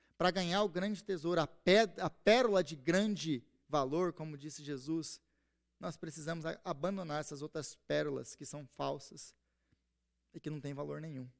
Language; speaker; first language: Portuguese; native; Portuguese